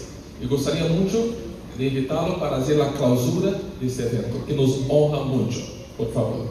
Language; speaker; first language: Spanish; non-native, learner; Portuguese